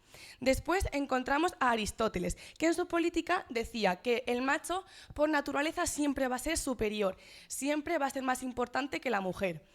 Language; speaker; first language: Spanish; native; Spanish